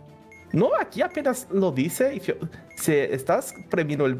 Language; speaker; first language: Spanish; non-native, learner; Portuguese